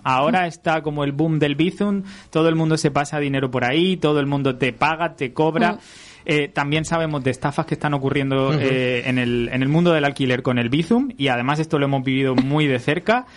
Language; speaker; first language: Spanish; native; Spanish